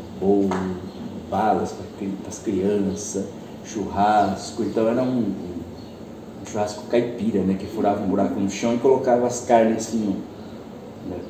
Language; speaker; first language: Portuguese; early bilingual, other home language; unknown